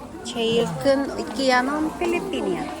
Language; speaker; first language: Korean; non-native, learner; Filipino